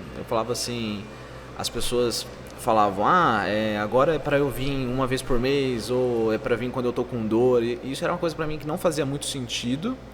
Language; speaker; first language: Portuguese; native; Portuguese